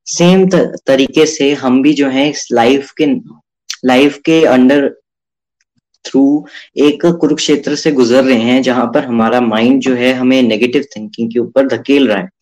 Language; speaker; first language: Hindi; native; Hindi